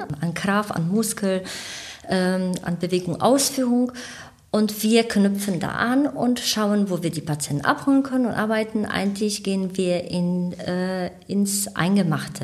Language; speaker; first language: German; native; German